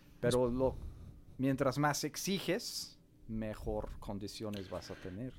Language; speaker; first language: Spanish; non-native, fluent; English